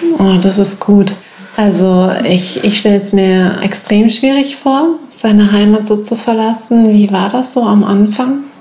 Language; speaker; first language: German; native; German